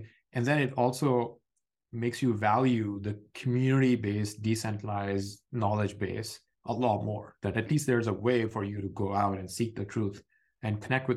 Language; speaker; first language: English; non-native, local second language; Urdu